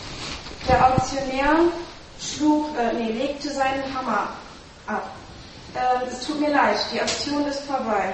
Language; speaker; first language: German; native; German